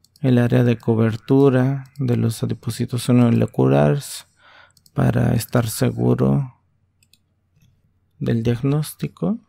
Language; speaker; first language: Spanish; native; Spanish